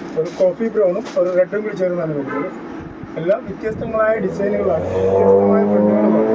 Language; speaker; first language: Malayalam; native; Malayalam